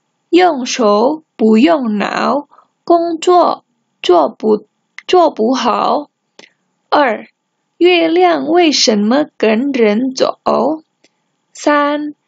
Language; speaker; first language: Chinese; non-native, fluent; Indonesian